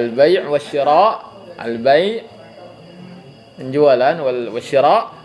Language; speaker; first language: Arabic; non-native, fluent; Indonesian